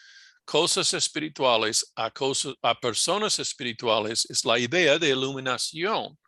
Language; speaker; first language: Spanish; non-native, fluent; English